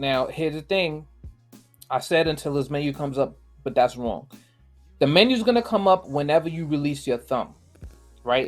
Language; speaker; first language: English; native; English